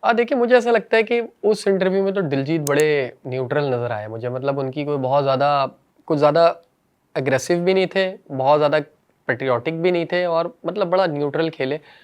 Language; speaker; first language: Urdu; native; Urdu